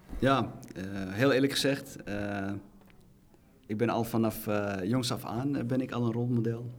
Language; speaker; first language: Dutch; early bilingual, other home language; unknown